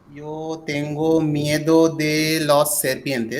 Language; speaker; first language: Spanish; non-native, learner; Bangla